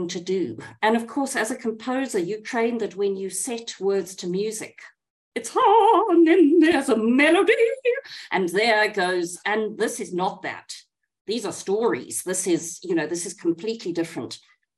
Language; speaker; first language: English; native; English